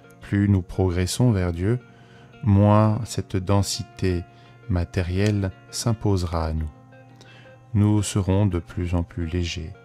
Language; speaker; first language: French; native; French